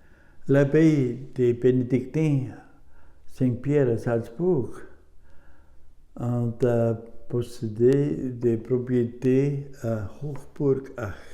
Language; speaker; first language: French; non-native, learner; German